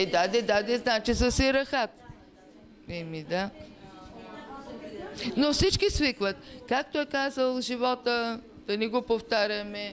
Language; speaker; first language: Bulgarian; native; Bulgarian